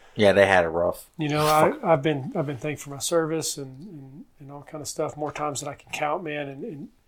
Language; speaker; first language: English; native; English